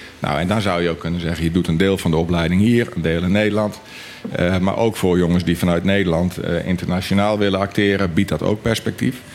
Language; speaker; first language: Dutch; native; Dutch